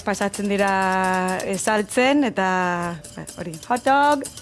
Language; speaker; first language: Basque; non-native, fluent; English